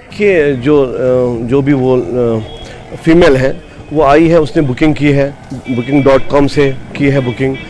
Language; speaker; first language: Urdu; non-native, local second language; Kashmiri